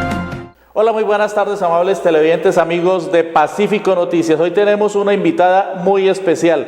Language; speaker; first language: Spanish; native; Spanish